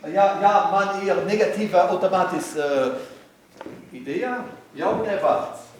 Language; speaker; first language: Latvian; non-native, learner; French